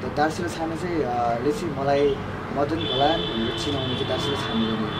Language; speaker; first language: Nepali; non-native, local second language; Eastern Tamang